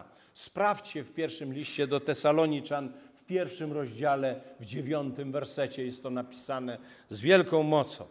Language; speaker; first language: Polish; native; Polish